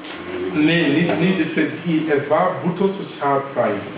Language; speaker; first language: German; non-native, fluent; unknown